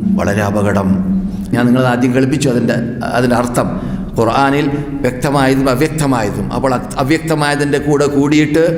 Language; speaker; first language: Malayalam; native; Malayalam